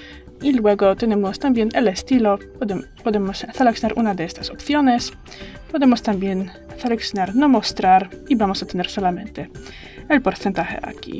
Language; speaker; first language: Spanish; native; Spanish